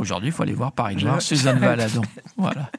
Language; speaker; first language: French; native; French